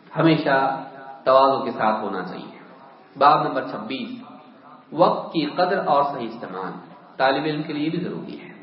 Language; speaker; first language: Urdu; native; Urdu